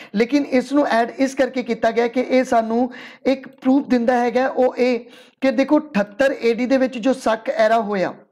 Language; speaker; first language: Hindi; non-native, local second language; Punjabi